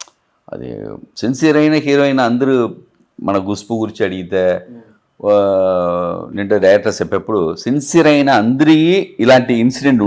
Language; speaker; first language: Telugu; non-native, learner; Tamil